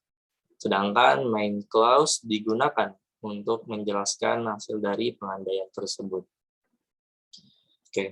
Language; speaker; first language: Indonesian; native; Indonesian